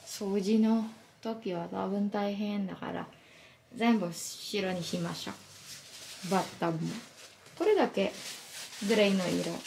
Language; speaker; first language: Japanese; non-native, learner; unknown